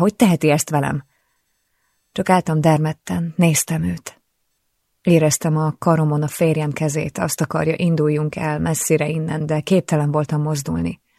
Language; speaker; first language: Hungarian; native; Hungarian